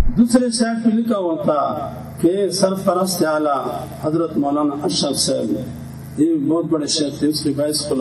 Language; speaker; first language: Urdu; non-native, local second language; Pashto